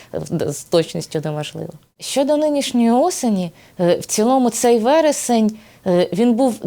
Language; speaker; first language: Ukrainian; native; Ukrainian